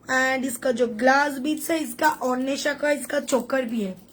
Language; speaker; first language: Hindi; non-native, local second language; Bangla